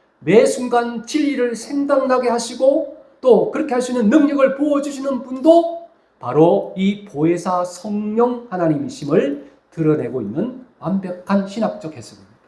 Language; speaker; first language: Korean; native; Korean